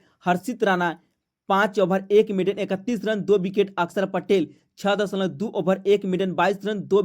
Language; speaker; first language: Hindi; native; Hindi